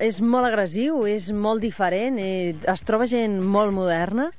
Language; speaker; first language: Catalan; native; Catalan